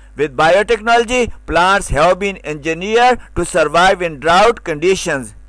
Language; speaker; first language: English; non-native, local second language; Urdu